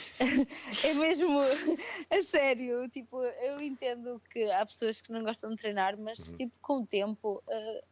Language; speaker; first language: Portuguese; native; Portuguese